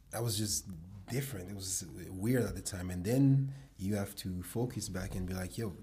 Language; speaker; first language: English; non-native, fluent; French